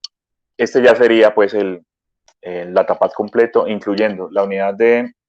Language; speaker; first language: Spanish; native; Spanish